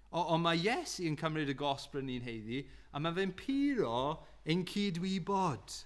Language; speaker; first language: Welsh; non-native, local second language; English